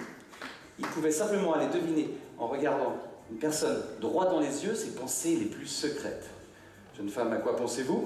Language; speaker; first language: French; native; French